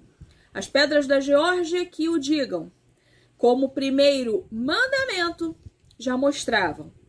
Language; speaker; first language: Portuguese; native; Portuguese